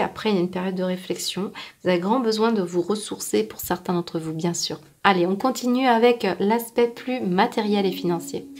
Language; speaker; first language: French; native; French